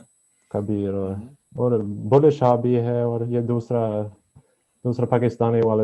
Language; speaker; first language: Hindi; non-native, learner; Swedish